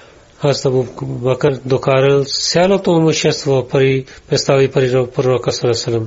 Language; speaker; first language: Bulgarian; non-native, learner; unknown